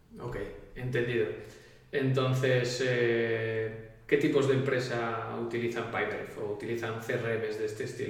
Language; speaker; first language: Spanish; native; Spanish